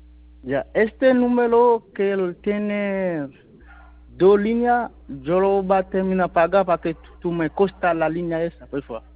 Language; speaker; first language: Spanish; non-native, learner; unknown